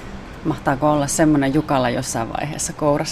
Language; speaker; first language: Finnish; native; Finnish